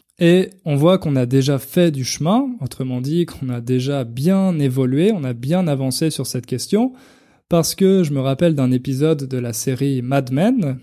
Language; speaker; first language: French; native; French